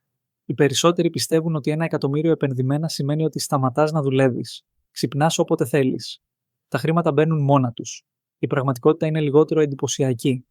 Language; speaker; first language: Greek; native; Greek